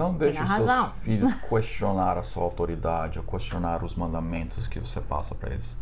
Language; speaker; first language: Portuguese; non-native, fluent; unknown